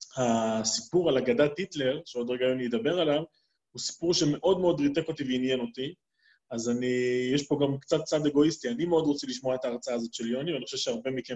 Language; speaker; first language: Hebrew; native; Hebrew